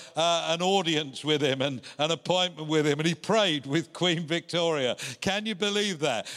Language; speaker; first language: English; native; English